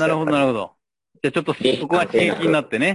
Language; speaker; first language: Japanese; native; Japanese